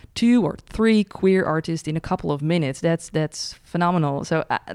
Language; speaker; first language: English; non-native, fluent; Dutch